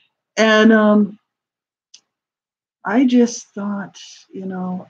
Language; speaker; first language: English; native; English